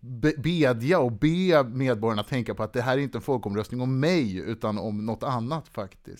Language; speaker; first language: Swedish; native; Swedish